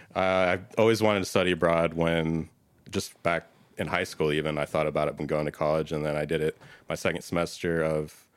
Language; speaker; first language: English; native; English